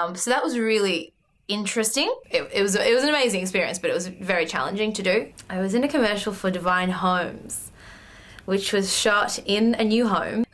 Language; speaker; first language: English; early bilingual, other home language; Russian